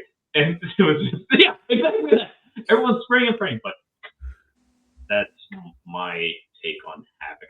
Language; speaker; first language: English; native; English